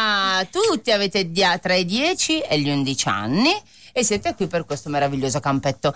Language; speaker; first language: Italian; native; Italian